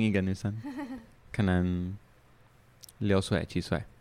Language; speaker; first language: Chinese; non-native, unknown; English